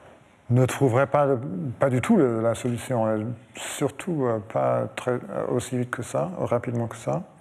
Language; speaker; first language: French; non-native, fluent; English